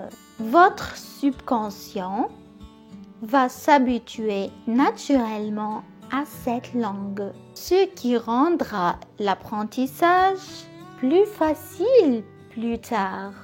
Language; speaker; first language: French; non-native, local second language; Arabic